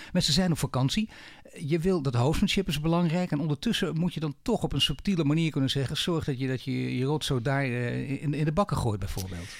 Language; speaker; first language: Dutch; native; Dutch